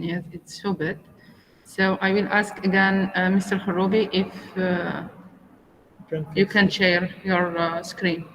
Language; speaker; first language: English; non-native, learner; Arabic